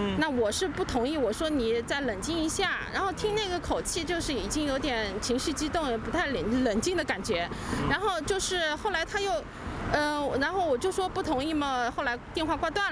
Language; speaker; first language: Chinese; native; Chinese